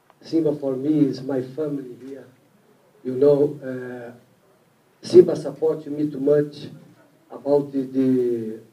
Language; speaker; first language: English; non-native, learner; Portuguese